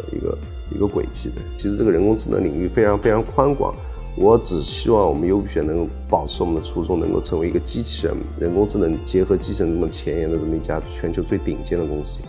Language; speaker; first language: Chinese; native; Chinese